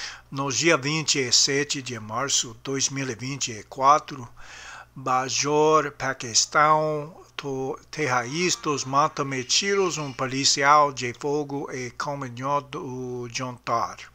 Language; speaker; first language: Portuguese; non-native, learner; English